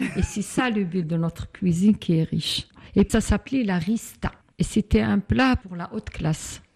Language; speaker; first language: French; non-native, local second language; Arabic